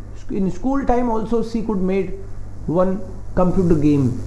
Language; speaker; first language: English; non-native, local second language; Hindi